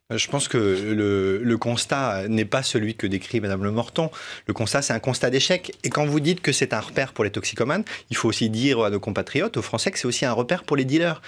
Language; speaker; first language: French; native; French